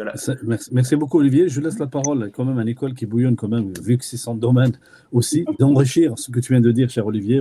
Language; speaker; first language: French; native; French